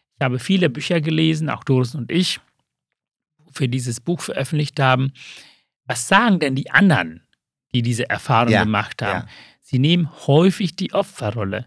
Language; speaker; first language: German; early bilingual, other home language; Sinhala